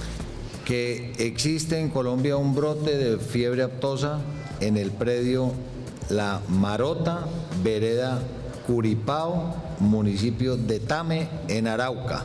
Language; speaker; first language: Spanish; native; Spanish